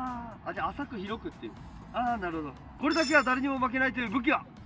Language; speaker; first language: Japanese; native; Japanese